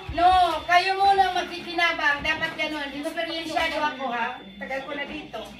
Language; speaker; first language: Filipino; non-native, local second language; Waray